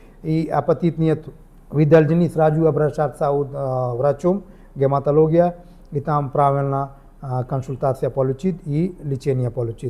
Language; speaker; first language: Russian; non-native, learner; Hindi